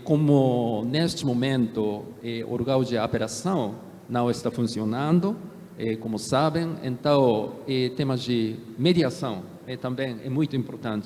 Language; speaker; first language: Portuguese; non-native, fluent; Japanese